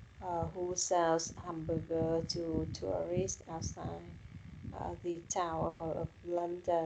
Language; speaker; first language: English; non-native, learner; Vietnamese